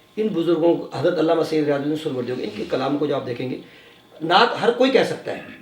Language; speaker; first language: Urdu; native; Urdu